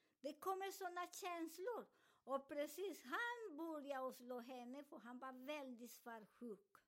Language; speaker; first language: Swedish; non-native, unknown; Spanish